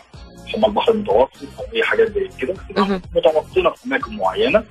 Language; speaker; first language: Arabic; native; Arabic